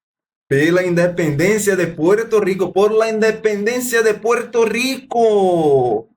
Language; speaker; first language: Spanish; non-native, learner; Portuguese